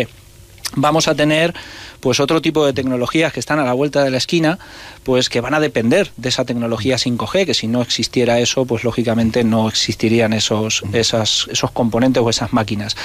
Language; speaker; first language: Spanish; native; Spanish